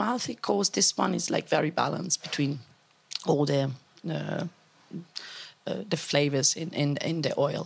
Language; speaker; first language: English; non-native, fluent; Italian